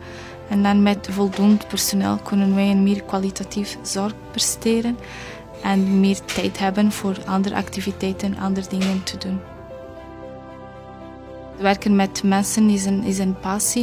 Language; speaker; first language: Dutch; non-native, fluent; Portuguese